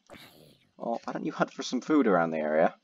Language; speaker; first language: English; native; English